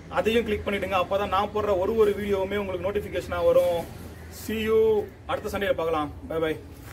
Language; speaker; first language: Tamil; native; Tamil